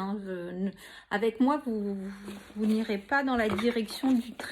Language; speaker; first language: French; native; French